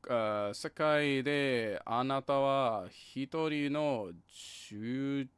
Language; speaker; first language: Japanese; non-native, learner; English